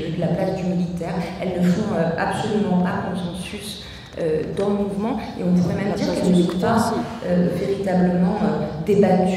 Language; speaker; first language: French; native; French